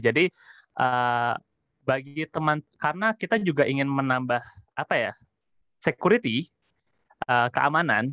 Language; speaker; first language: Indonesian; native; Indonesian